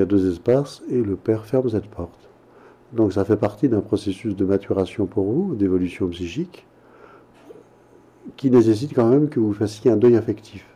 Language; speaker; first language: French; native; French